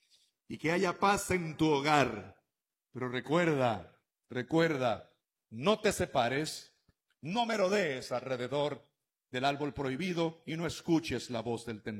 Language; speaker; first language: Spanish; native; Spanish